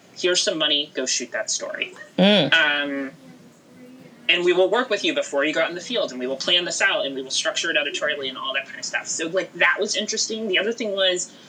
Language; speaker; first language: English; native; English